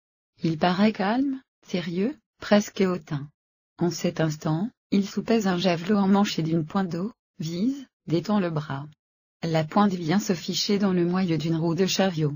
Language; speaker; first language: French; native; French